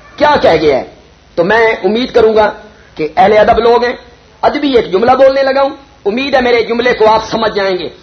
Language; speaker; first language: Urdu; non-native, local second language; Punjabi